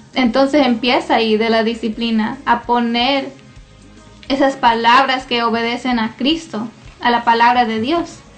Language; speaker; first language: Spanish; early bilingual, heritage; Spanish